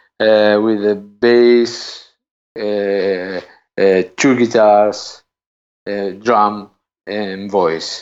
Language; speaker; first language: English; non-native, learner; Italian